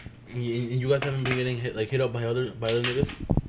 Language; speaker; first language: English; early bilingual, other home language; Spanish